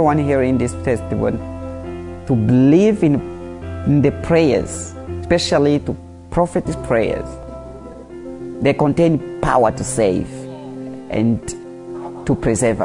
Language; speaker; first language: English; non-native, fluent; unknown